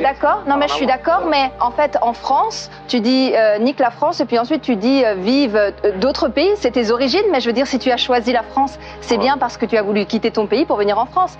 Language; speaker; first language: French; native; French